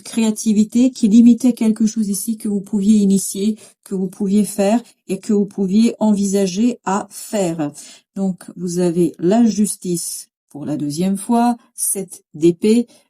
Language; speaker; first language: French; native; French